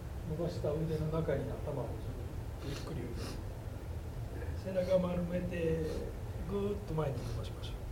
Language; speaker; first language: Japanese; native; Japanese